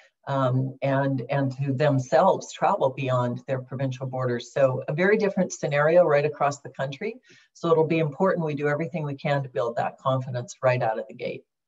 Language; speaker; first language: English; native; English